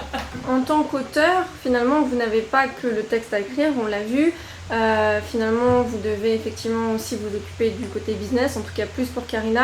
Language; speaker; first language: French; native; French